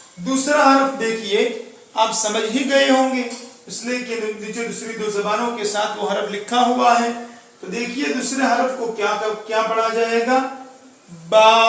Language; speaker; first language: Urdu; non-native, local second language; Gujarati